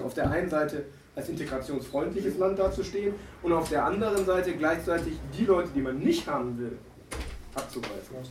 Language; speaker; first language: German; native; German